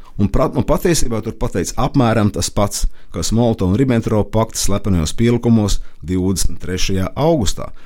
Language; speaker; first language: Latvian; native; Latvian